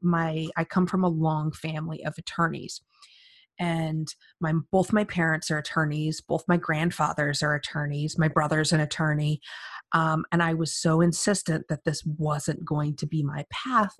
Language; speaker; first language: English; native; English